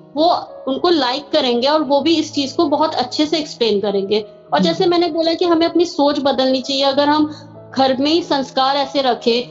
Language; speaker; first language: Hindi; native; Hindi